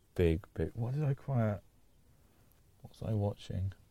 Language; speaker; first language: English; native; English